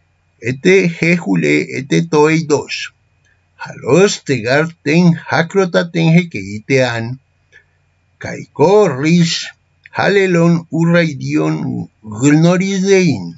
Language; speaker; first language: Greek; non-native, fluent; Spanish